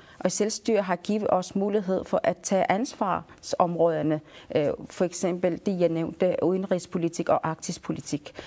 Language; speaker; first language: Danish; non-native, local second language; Kalaallisut